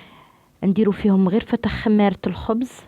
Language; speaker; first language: Arabic; native; Arabic